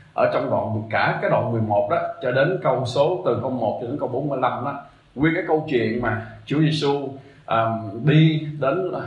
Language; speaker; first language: Vietnamese; native; Vietnamese